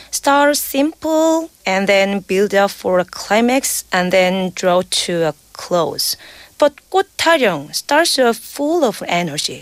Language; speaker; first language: English; non-native, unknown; Korean